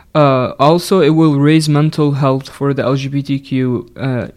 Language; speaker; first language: English; non-native, fluent; Arabic